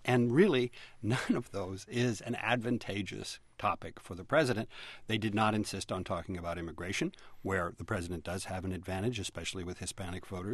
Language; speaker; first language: English; native; English